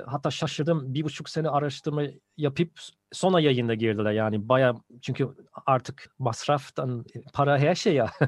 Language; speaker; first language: Turkish; non-native, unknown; German